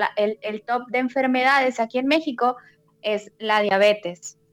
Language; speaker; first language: Spanish; native; Spanish